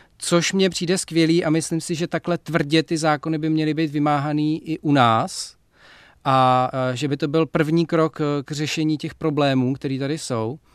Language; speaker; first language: Czech; native; Czech